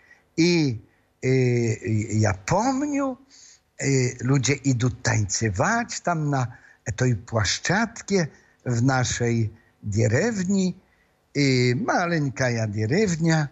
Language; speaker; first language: Russian; non-native, fluent; Polish